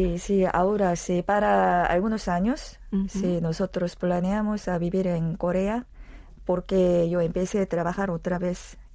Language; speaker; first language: Spanish; non-native, learner; Korean